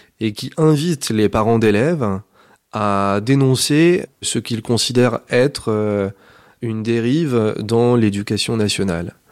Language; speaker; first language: French; native; French